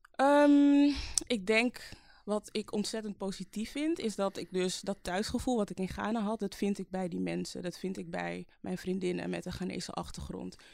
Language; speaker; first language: Dutch; early bilingual, other home language; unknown